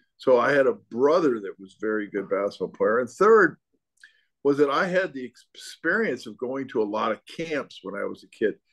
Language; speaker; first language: English; native; English